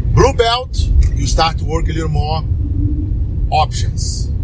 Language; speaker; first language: English; non-native, learner; Portuguese